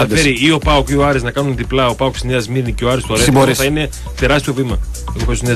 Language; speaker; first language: Greek; native; Greek